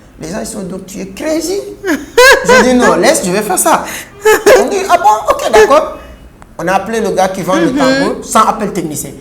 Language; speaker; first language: French; non-native, local second language; Wolof